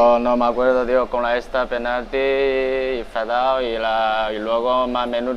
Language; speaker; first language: Spanish; non-native, learner; Chinese